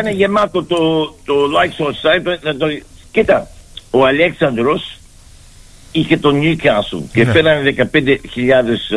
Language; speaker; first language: Greek; early bilingual, heritage; Greek